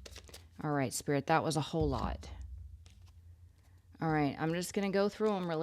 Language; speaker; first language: English; native; English